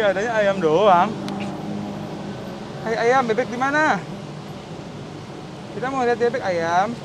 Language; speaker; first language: Indonesian; native; Indonesian